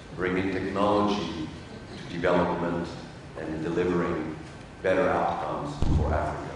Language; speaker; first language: English; non-native, fluent; French